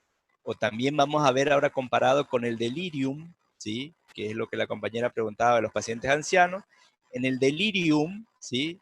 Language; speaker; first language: Spanish; native; Spanish